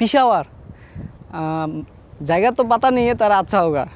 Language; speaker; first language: Hindi; non-native, learner; Bangla